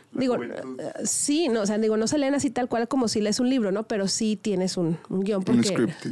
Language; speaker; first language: Spanish; native; Spanish